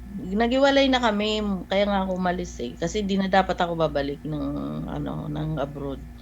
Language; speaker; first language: Filipino; non-native, local second language; Waray